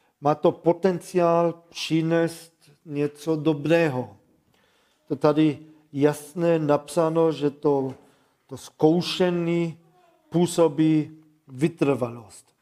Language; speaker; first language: Czech; non-native, fluent; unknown